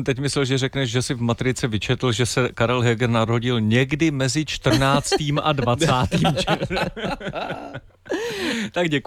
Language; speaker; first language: Czech; native; Czech